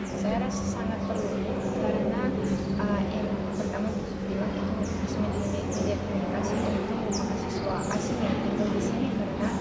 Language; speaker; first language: Indonesian; non-native, fluent; Russian